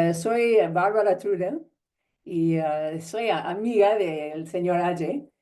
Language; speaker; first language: Spanish; non-native, fluent; English